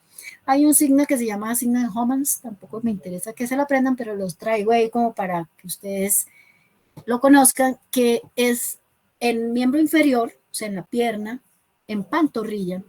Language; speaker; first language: Spanish; native; Spanish